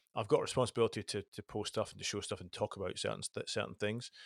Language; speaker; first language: English; native; English